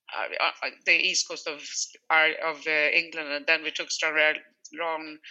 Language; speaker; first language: English; non-native, fluent; Swedish